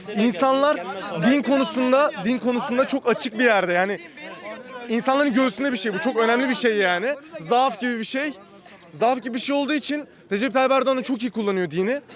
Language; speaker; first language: Turkish; native; Turkish